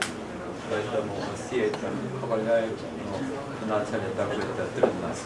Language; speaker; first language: Russian; non-native, learner; Korean